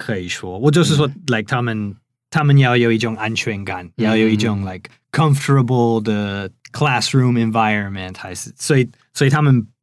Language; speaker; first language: Chinese; non-native, fluent; English